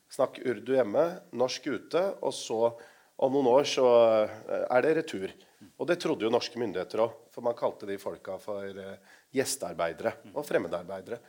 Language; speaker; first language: Norwegian; non-native, local second language; Urdu